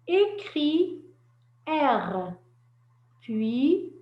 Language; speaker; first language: French; non-native, local second language; Arabic